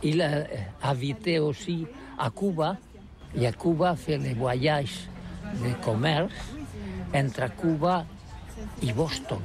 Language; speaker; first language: French; non-native, learner; Catalan